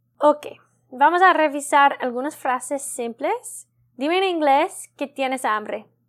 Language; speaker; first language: Spanish; non-native, learner; English